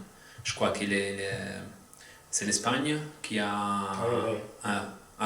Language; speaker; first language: French; non-native, fluent; Italian